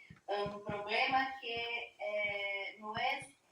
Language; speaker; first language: Spanish; non-native, learner; Portuguese